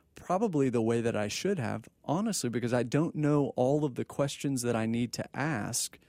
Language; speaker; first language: English; native; English